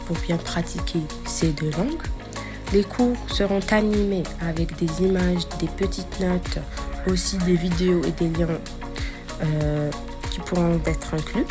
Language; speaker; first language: French; non-native, local second language; Arabic